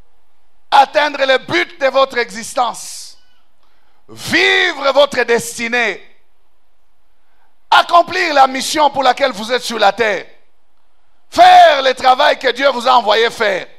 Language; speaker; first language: French; non-native, local second language; Swahili